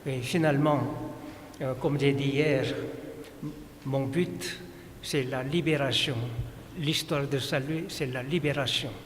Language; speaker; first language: French; non-native, fluent; Korean